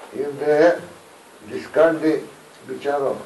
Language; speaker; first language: Russian; non-native, learner; Bangla